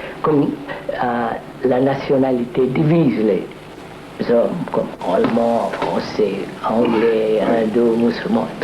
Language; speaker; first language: French; non-native, learner; Telugu